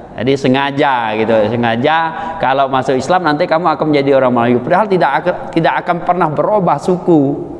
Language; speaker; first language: Indonesian; non-native, local second language; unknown